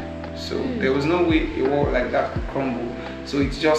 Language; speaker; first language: English; non-native, local second language; Bini